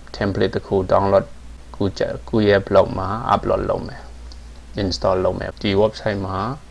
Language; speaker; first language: Burmese; non-native, local second language; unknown